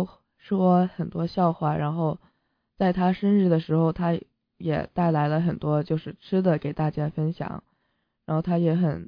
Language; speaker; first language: Chinese; early bilingual, heritage; English